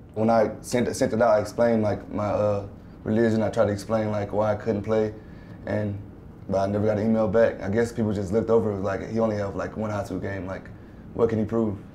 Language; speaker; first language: English; native; English